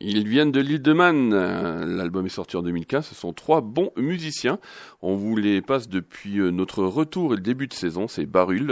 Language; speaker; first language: French; native; French